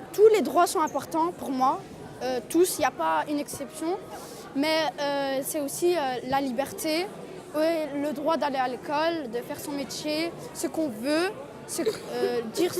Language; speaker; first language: French; native; French